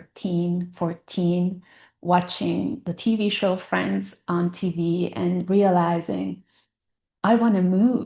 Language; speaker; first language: English; non-native, fluent; Italian